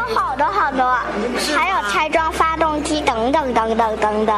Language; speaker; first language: Chinese; native; Chinese